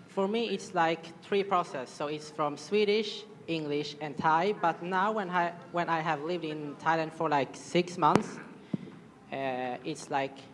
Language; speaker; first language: English; non-native, fluent; Swedish